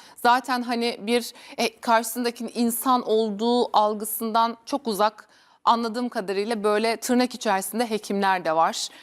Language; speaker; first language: Turkish; native; Turkish